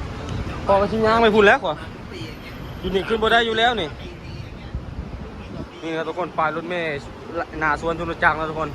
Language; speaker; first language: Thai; non-native, learner; Lao